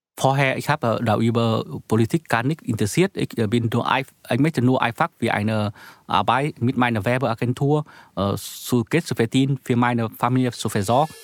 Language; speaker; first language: German; non-native, learner; Vietnamese